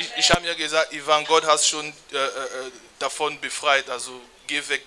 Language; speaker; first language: German; non-native, learner; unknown